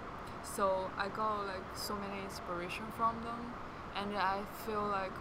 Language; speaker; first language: English; non-native, fluent; Chinese